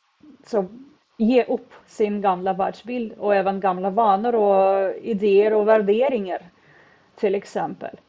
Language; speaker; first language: Swedish; non-native, fluent; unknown